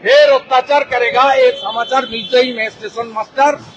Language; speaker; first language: Hindi; non-native, local second language; Bangla